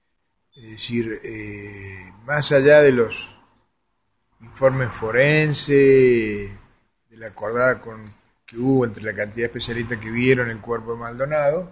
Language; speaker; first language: Spanish; native; Spanish